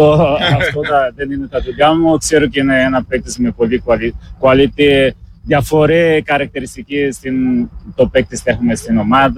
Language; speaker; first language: Greek; non-native, learner; Portuguese